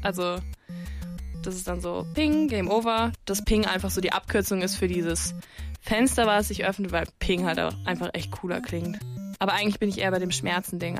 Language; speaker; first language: German; native; German